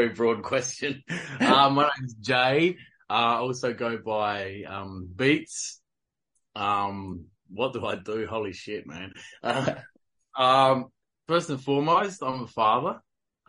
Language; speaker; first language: English; native; English